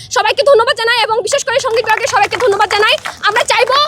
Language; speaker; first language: Bangla; non-native, local second language; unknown